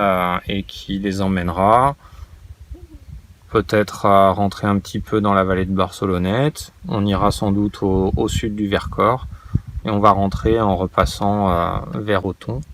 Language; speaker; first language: French; native; French